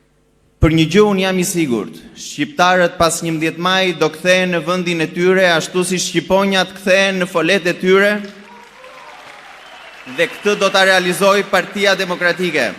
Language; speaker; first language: Albanian; native; Albanian